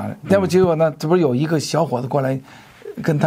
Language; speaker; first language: Chinese; native; Chinese